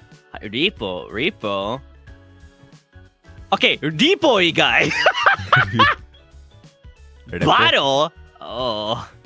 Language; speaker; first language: Japanese; non-native, fluent; English